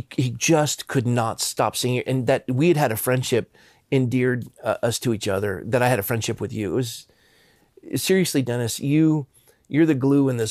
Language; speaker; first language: English; native; English